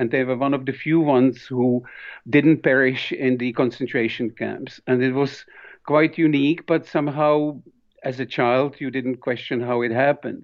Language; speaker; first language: English; non-native, fluent; Czech